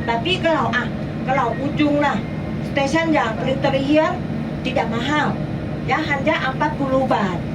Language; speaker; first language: Indonesian; non-native, learner; Thai